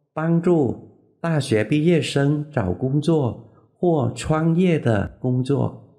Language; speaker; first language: Chinese; non-native, fluent; Vietnamese